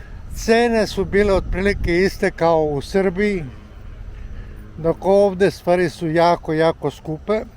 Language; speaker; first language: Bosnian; non-native, local second language; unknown